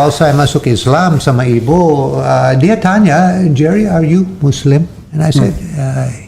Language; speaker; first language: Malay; non-native, fluent; English